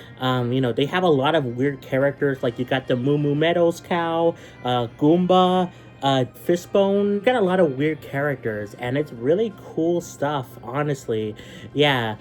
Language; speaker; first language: English; native; English